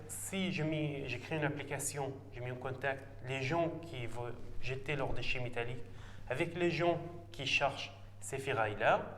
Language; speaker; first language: French; non-native, fluent; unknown